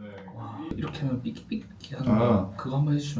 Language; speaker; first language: Korean; native; Korean